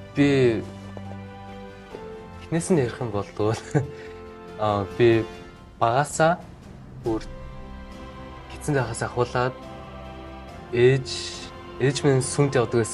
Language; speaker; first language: Mongolian; early bilingual, heritage; Mongolian